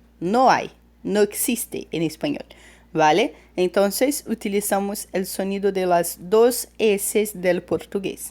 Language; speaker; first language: Spanish; non-native, fluent; Portuguese